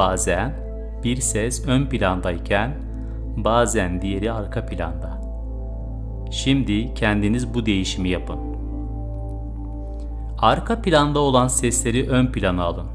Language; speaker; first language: Turkish; native; Turkish